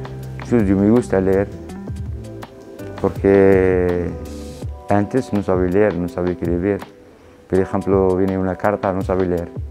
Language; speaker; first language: Spanish; non-native, learner; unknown